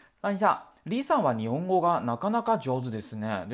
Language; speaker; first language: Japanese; non-native, fluent; Chinese